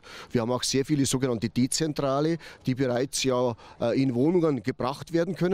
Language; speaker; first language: German; native; German